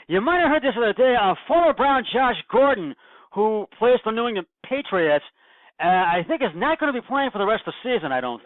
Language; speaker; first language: English; native; English